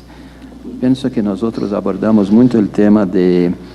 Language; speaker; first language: Spanish; non-native, learner; Portuguese